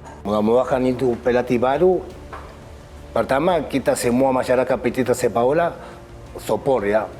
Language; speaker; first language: Indonesian; non-native, fluent; Spanish